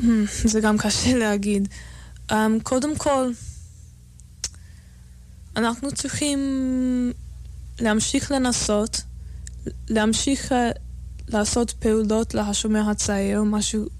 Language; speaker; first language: Hebrew; non-native, fluent; English